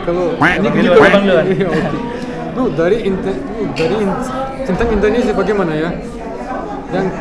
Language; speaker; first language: Indonesian; non-native, fluent; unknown